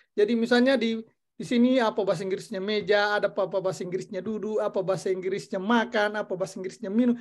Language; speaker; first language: Indonesian; non-native, local second language; Buginese